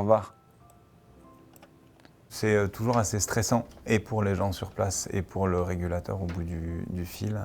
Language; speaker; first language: French; native; French